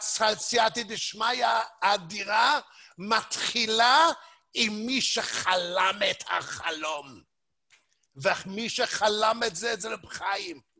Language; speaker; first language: Hebrew; non-native, fluent; English